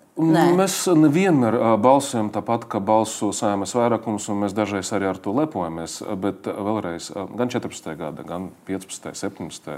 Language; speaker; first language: Latvian; non-native, local second language; Russian